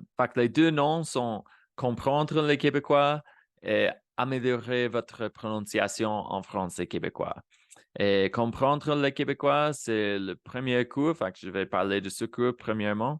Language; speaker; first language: French; non-native, fluent; Spanish